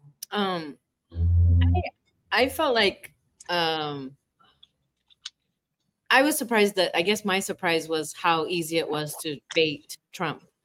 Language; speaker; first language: English; early bilingual, other home language; Spanish